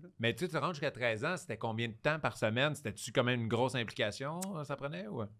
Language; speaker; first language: French; native; French